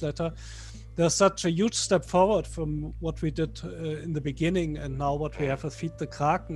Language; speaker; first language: English; non-native, fluent; German